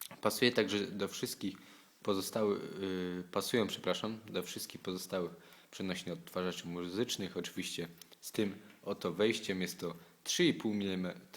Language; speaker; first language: Polish; native; Polish